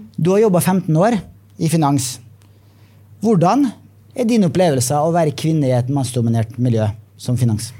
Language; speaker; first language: Norwegian; native; Norwegian